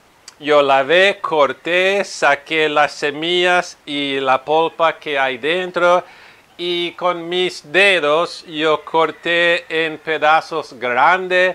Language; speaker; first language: Spanish; non-native, fluent; Italian